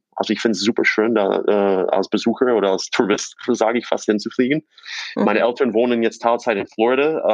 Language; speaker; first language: German; non-native, fluent; English